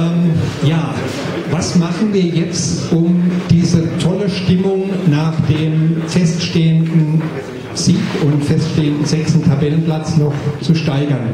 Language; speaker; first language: German; native; German